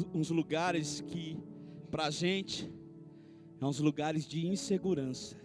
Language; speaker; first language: Portuguese; native; Portuguese